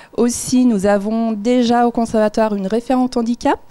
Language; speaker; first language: French; native; French